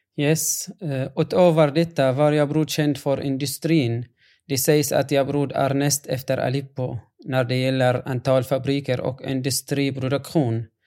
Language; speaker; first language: Swedish; non-native, fluent; Arabic